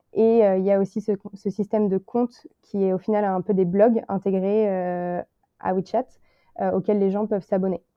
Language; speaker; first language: French; native; French